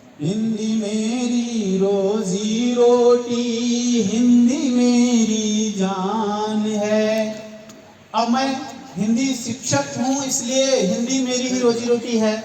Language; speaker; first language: Hindi; native; Hindi